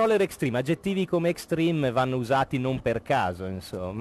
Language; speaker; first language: Italian; native; Italian